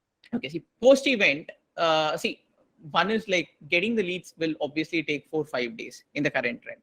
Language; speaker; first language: English; non-native, local second language; Tamil